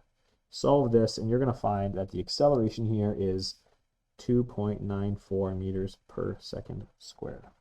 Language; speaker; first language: English; native; English